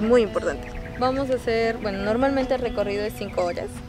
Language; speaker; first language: Spanish; native; Spanish